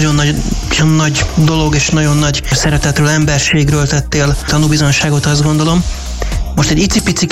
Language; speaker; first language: Hungarian; native; Hungarian